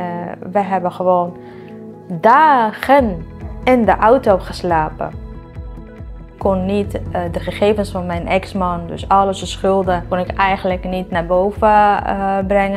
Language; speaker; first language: Dutch; non-native, fluent; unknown